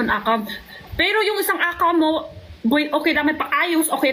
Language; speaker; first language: Filipino; non-native, learner; Chinese